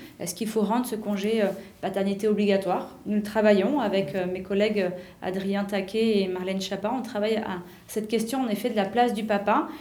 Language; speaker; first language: French; native; French